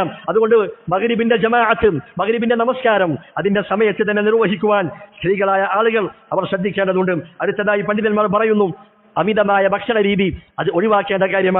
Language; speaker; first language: Malayalam; native; Malayalam